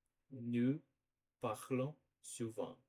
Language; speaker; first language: French; non-native, learner; Portuguese